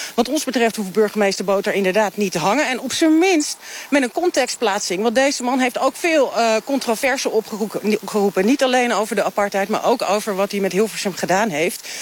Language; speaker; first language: Dutch; native; Dutch